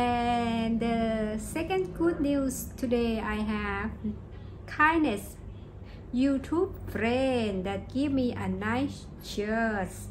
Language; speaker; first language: English; non-native, learner; Thai